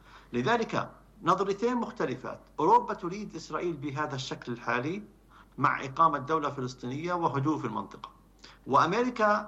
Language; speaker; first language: Arabic; native; Arabic